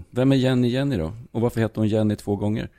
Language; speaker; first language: Swedish; native; Swedish